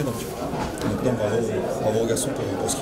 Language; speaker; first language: French; native; French